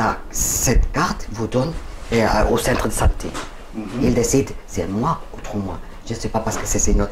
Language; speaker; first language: French; non-native, learner; Spanish